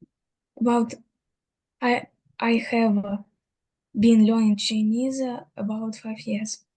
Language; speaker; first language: English; non-native, learner; Russian